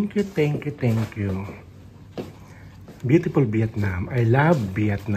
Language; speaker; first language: English; non-native, local second language; Filipino